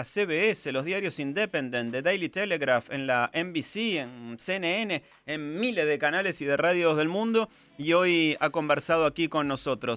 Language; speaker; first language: Spanish; native; Spanish